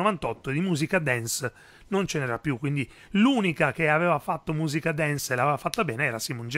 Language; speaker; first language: Italian; native; Italian